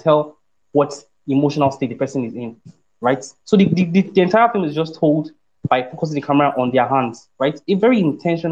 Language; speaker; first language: English; non-native, local second language; Yoruba